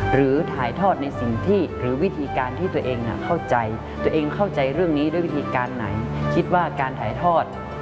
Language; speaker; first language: Thai; native; Thai